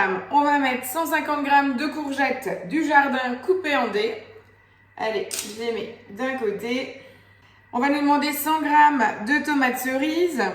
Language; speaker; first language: French; native; French